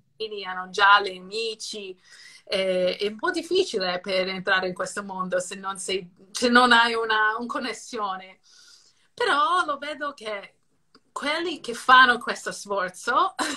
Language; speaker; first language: Italian; non-native, fluent; English